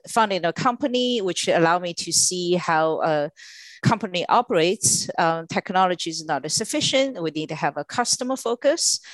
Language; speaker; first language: English; non-native, fluent; Chinese